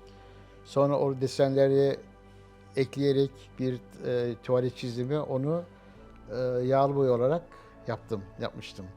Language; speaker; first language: Turkish; native; Turkish